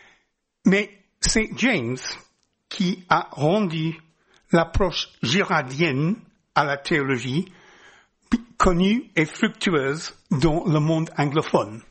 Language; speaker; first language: French; non-native, fluent; English